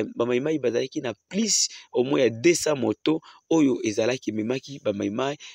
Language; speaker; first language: Lingala; non-native, local second language; Swahili